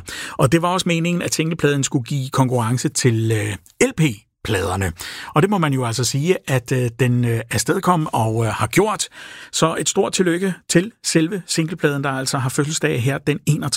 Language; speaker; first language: Danish; native; Danish